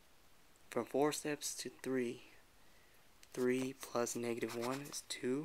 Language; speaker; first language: English; native; English